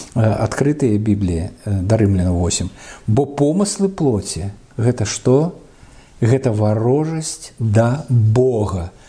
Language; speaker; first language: Belarusian; non-native, local second language; Russian